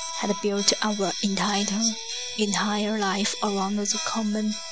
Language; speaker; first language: English; non-native, learner; Chinese